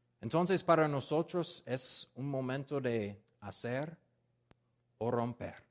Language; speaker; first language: Spanish; non-native, learner; English